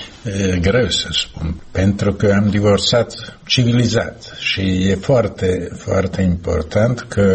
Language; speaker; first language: Romanian; non-native, learner; Slovak